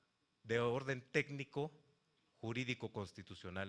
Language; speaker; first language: Spanish; native; Spanish